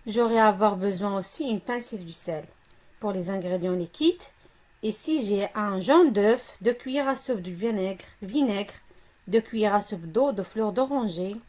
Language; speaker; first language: French; non-native, local second language; Arabic